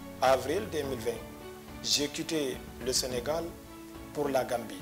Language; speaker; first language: French; non-native, local second language; Fula